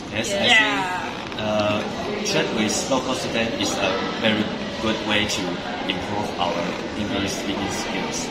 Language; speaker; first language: English; non-native, learner; Chinese